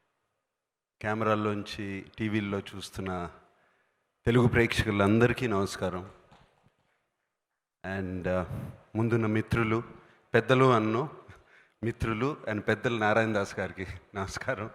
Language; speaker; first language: Telugu; native; Telugu